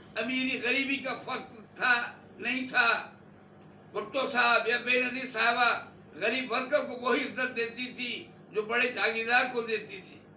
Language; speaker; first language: Urdu; native; Urdu